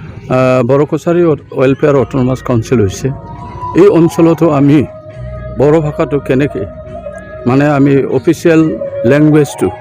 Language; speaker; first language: Assamese; non-native, local second language; Bodo